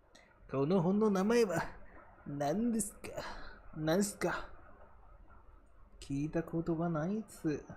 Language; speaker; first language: Japanese; non-native, learner; Hindi